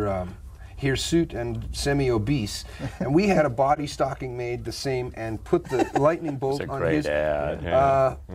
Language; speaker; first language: English; native; English